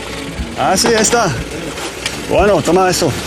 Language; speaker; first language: Spanish; non-native, learner; English